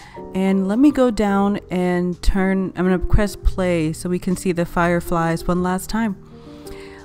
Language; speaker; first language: English; native; English